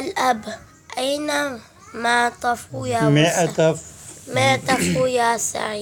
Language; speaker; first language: Arabic; non-native, learner; Urdu